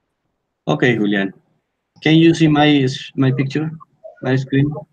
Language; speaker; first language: English; non-native, learner; Spanish